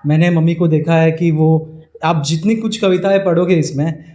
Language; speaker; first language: Hindi; non-native, local second language; Marathi